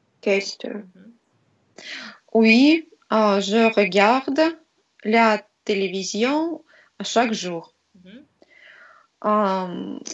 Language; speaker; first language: French; non-native, learner; Russian